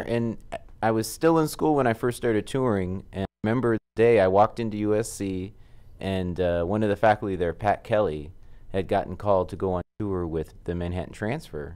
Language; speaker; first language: English; native; English